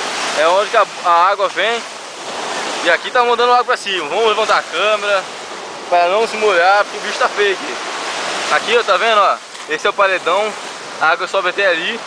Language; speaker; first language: Portuguese; native; Portuguese